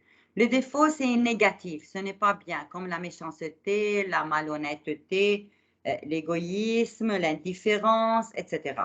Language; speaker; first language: French; non-native, local second language; Arabic